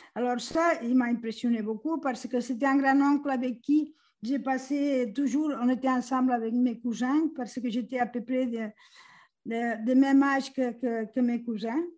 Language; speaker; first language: French; non-native, fluent; Spanish